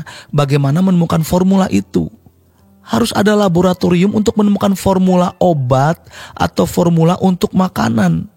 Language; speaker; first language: Indonesian; native; Indonesian